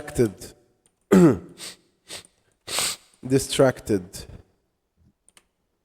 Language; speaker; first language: English; non-native, fluent; Arabic